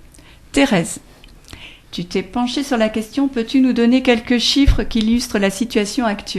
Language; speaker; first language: French; native; French